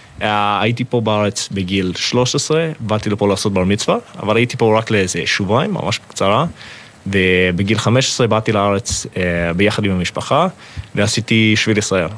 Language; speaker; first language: Hebrew; non-native, fluent; English